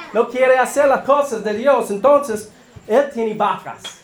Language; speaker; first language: Spanish; non-native, learner; English